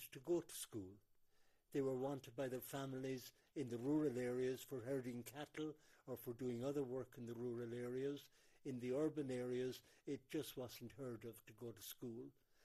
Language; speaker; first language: English; native; English